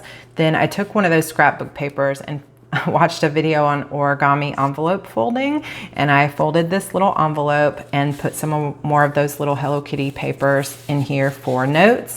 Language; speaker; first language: English; native; English